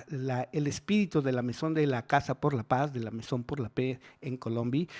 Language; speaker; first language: Spanish; native; Spanish